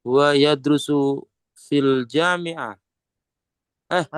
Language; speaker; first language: Arabic; non-native, learner; Indonesian